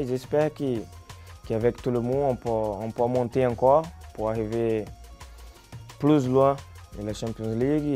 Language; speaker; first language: French; non-native, fluent; Portuguese